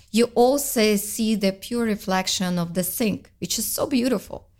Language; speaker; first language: English; non-native, fluent; Russian